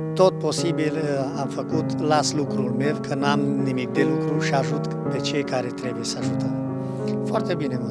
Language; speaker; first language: Romanian; non-native, local second language; Hungarian